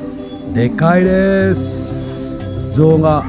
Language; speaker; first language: Japanese; non-native, fluent; Indonesian